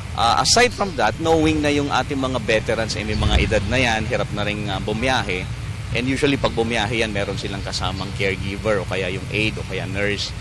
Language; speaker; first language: Filipino; native; Filipino